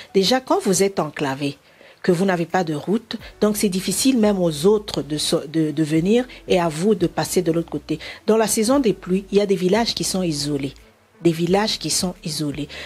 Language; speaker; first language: French; non-native, local second language; Bemba